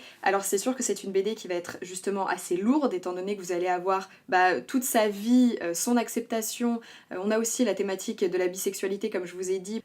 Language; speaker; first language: French; native; French